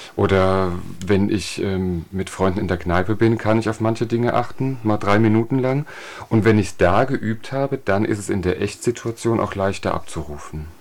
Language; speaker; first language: German; native; German